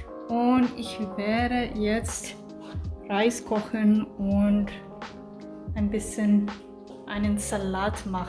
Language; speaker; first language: German; non-native, fluent; English